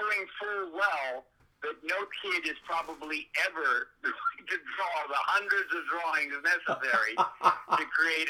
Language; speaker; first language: English; native; English